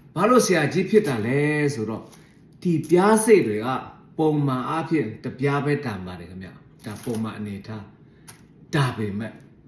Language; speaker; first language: Burmese; non-native, local second language; Shan